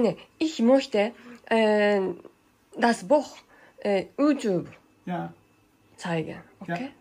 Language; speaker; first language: German; non-native, learner; Japanese